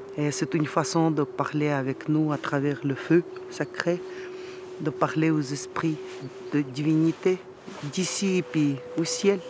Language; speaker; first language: French; non-native, fluent; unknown